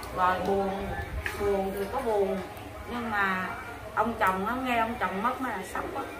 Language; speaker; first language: Vietnamese; non-native, local second language; Khmer